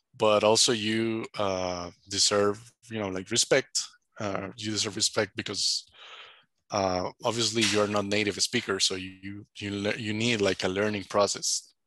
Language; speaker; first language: English; non-native, fluent; Spanish